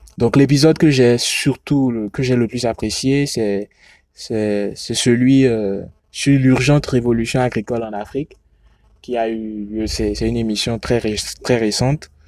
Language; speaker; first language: French; non-native, local second language; Yoruba